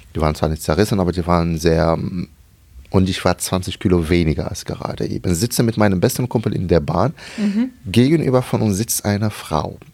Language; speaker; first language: German; non-native, fluent; Arabic